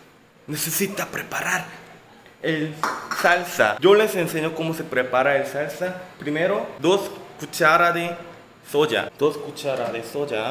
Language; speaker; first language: Spanish; non-native, learner; Korean